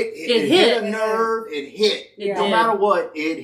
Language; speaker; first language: English; native; English